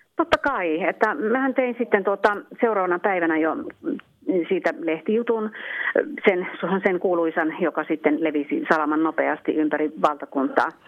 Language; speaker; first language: Finnish; native; Finnish